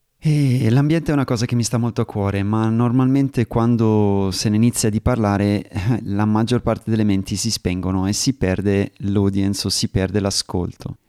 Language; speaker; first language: Italian; early bilingual, heritage; Italian